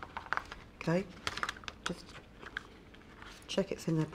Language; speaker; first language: English; native; English